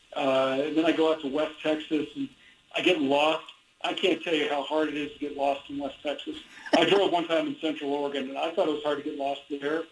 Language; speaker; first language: English; native; English